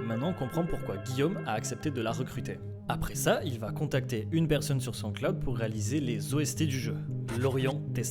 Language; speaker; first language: French; native; French